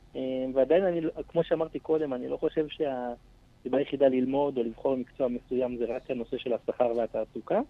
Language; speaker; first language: Hebrew; native; Hebrew